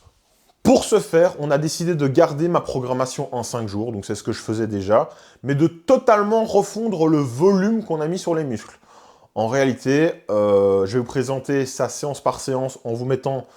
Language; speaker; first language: French; native; French